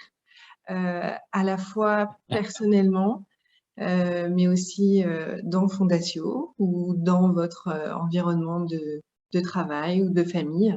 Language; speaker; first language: French; native; French